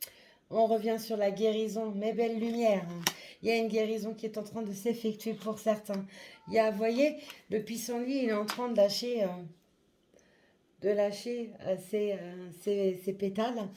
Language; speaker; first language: French; native; French